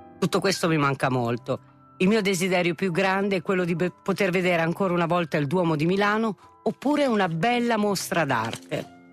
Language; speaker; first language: Italian; native; Italian